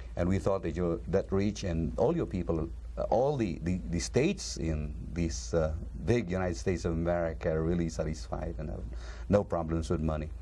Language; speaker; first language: English; non-native, local second language; Cebuano